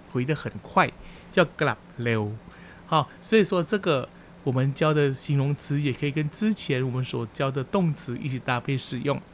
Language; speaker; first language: Chinese; early bilingual, heritage; Chinese